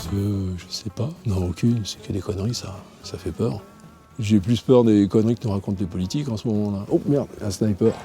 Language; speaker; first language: French; native; French